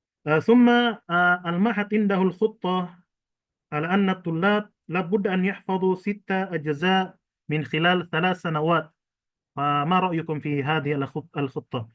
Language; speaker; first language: Arabic; non-native, fluent; Indonesian